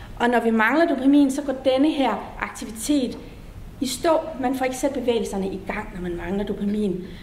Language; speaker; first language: Danish; native; Danish